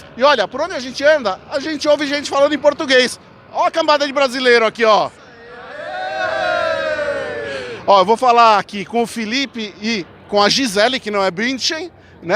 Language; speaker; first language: Portuguese; native; Portuguese